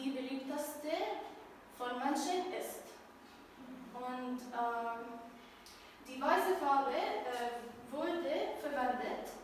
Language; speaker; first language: German; non-native, learner; Arabic